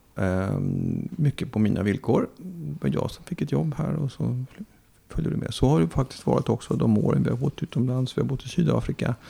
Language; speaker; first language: Swedish; native; Swedish